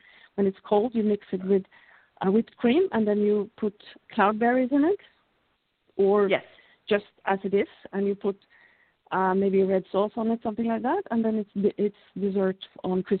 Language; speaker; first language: English; non-native, fluent; Norwegian